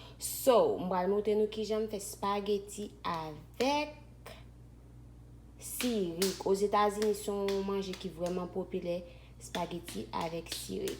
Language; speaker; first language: French; non-native, learner; Haitian Creole